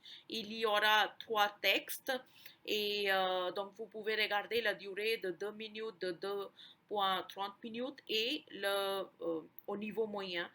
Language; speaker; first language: French; non-native, fluent; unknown